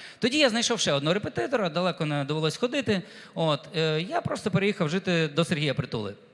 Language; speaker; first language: Ukrainian; non-native, local second language; Russian